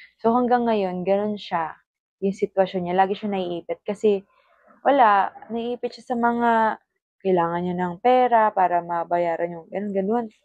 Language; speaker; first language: Filipino; native; Filipino